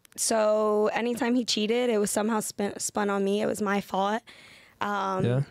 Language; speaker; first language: English; native; English